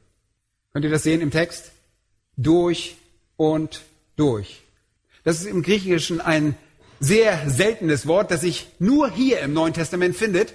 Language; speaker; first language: German; native; German